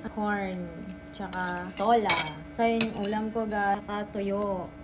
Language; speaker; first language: Filipino; non-native, local second language; Bikol